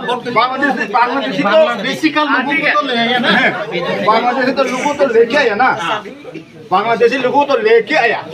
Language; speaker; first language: Hindi; non-native, local second language; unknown